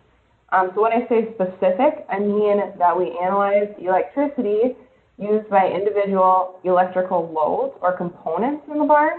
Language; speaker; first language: English; native; English